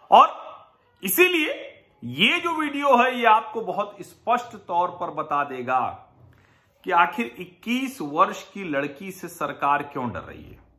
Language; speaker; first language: Hindi; native; Hindi